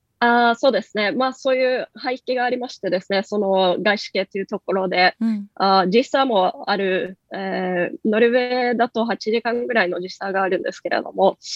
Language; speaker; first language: Japanese; non-native, fluent; Norwegian